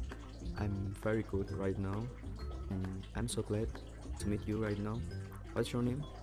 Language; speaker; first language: English; non-native, fluent; Indonesian